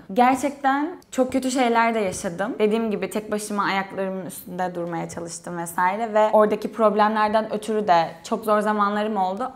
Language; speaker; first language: Turkish; native; Turkish